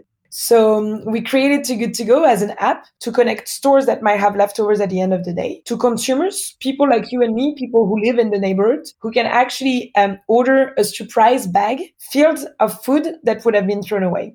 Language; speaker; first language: English; non-native, fluent; French